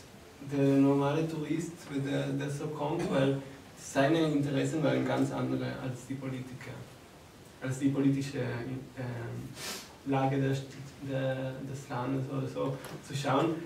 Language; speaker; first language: German; non-native, fluent; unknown